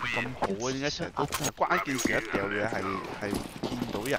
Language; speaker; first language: Cantonese; native; Cantonese